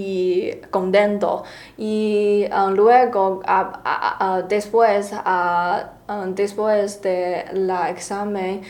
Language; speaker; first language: Spanish; non-native, learner; Chinese